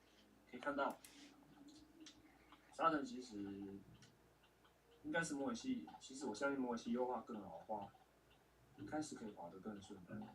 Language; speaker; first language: Chinese; native; Chinese